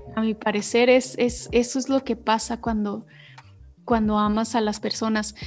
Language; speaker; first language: Spanish; native; Spanish